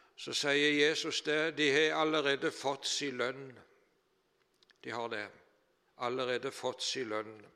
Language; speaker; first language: Norwegian; native; Norwegian